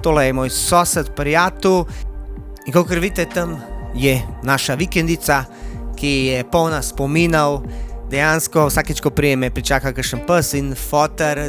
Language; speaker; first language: Slovenian; early bilingual, other home language; Bosnian